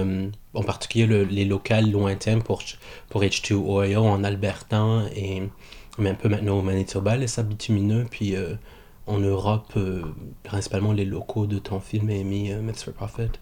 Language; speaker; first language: French; native; French